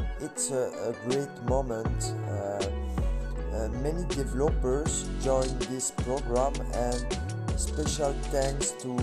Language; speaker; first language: English; non-native, learner; French